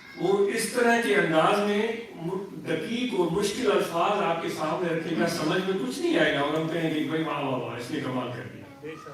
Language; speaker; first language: Urdu; non-native, local second language; Sindhi